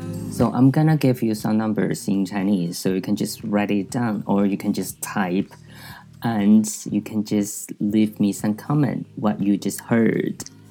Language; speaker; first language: English; non-native, fluent; Chinese